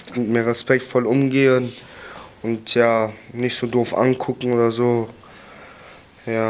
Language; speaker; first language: German; early bilingual, other home language; Turkish